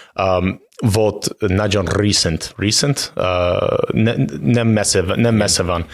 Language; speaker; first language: Hungarian; non-native, fluent; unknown